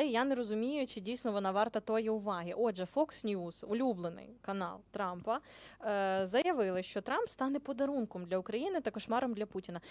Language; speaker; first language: Ukrainian; native; Ukrainian